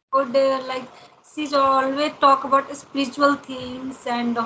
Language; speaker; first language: English; non-native, learner; Hindi